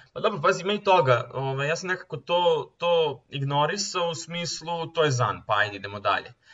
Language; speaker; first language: Serbian; native; Serbian